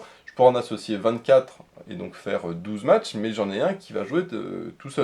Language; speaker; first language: French; native; French